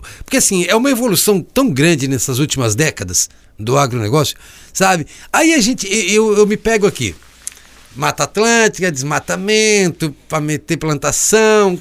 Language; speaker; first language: Portuguese; native; Portuguese